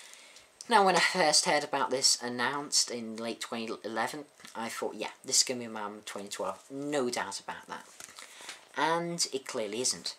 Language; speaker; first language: English; native; English